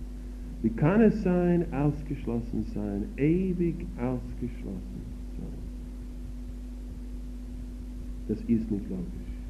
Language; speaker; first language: German; non-native, fluent; English